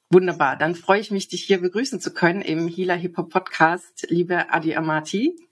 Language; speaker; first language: German; native; German